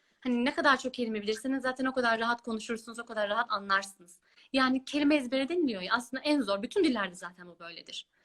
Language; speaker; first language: Turkish; early bilingual, heritage; Turkish